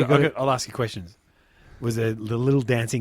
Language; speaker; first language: English; native; English